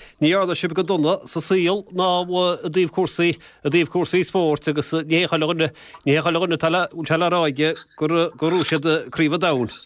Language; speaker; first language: Irish; native; Irish